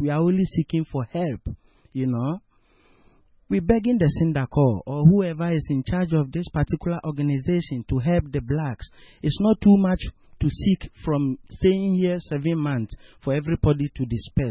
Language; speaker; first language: English; native; English